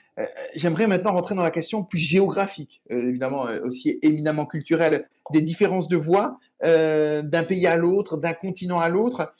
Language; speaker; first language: French; native; French